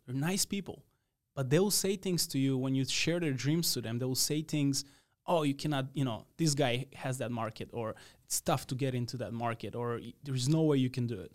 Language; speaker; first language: English; non-native, fluent; Macedonian